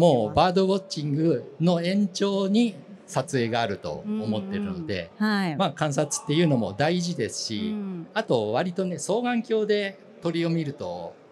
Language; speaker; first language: Japanese; native; Japanese